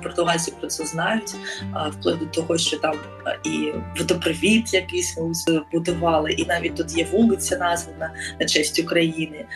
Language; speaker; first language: Ukrainian; native; Ukrainian